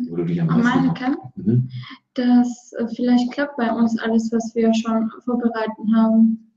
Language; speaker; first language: German; non-native, learner; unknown